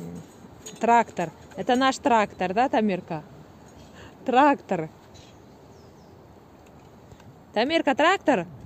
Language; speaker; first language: Russian; non-native, local second language; Tajik